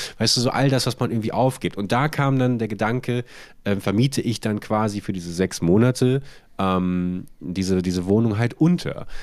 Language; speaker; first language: German; native; German